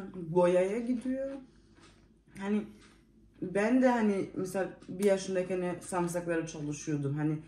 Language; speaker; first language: Turkish; early bilingual, heritage; Turkish